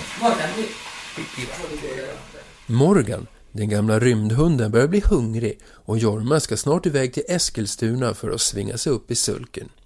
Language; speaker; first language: Swedish; native; Swedish